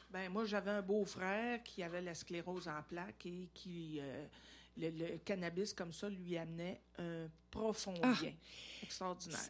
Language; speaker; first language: French; native; French